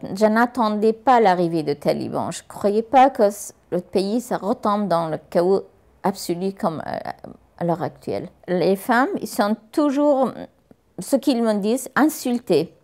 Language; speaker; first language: French; non-native, fluent; Persian